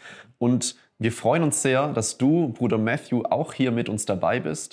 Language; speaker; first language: German; native; German